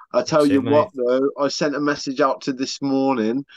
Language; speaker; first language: English; early bilingual, other home language; Spanish